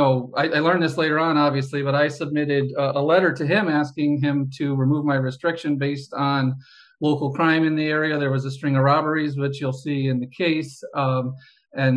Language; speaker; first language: English; native; English